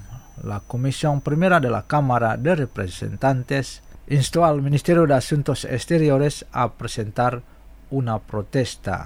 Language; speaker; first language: Spanish; non-native, fluent; Indonesian